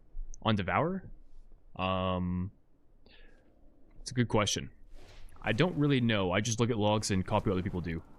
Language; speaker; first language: English; native; English